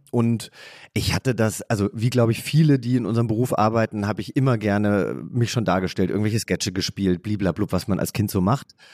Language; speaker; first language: German; native; German